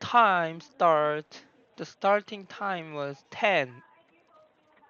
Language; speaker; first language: English; non-native, learner; Korean